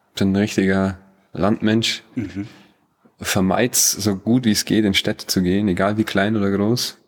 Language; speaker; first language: German; native; German